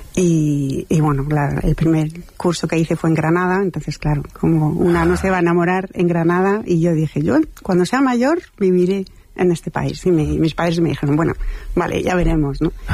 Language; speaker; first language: Spanish; non-native, fluent; French